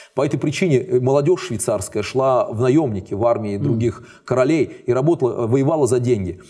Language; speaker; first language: Russian; native; Russian